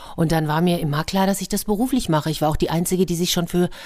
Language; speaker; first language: German; native; German